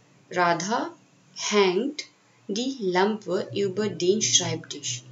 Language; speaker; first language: German; non-native, fluent; Hindi